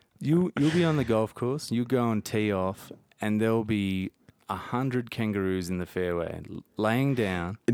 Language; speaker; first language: English; native; English